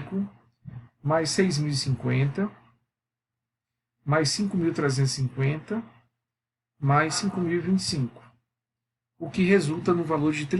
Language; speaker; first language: Portuguese; native; Portuguese